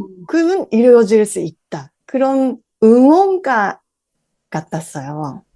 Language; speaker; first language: Korean; non-native, fluent; Japanese